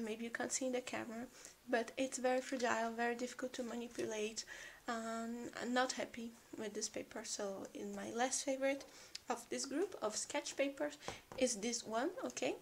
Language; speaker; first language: English; non-native, fluent; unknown